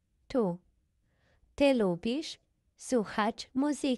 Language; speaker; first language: Polish; non-native, fluent; Persian